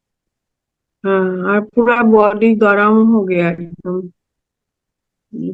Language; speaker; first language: Hindi; non-native, local second language; Assamese